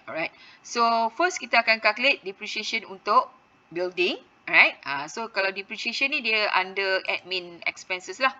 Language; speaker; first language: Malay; native; Malay